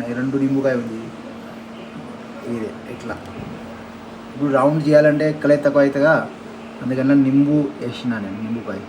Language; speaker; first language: Telugu; non-native, local second language; Hindi